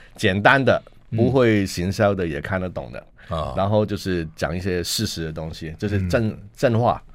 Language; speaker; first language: Chinese; non-native, local second language; Cantonese